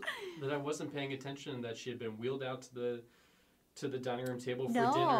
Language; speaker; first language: English; native; English